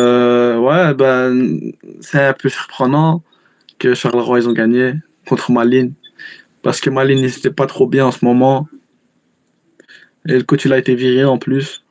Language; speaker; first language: French; early bilingual, heritage; Arabic